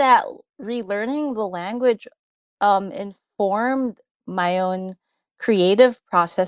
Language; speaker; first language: English; non-native, local second language; Filipino